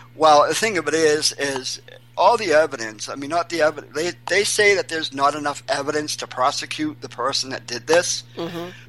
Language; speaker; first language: English; native; English